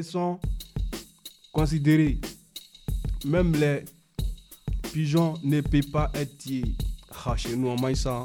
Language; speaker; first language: French; non-native, learner; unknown